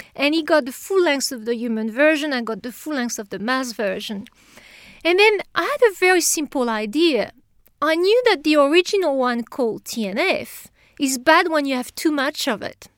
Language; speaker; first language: English; non-native, fluent; French